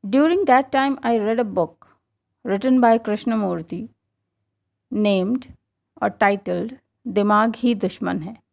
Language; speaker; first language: English; non-native, local second language; Hindi